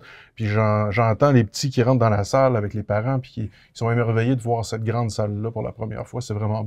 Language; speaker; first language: French; native; French